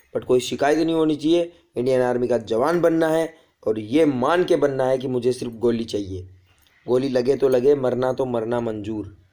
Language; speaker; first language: Hindi; native; Hindi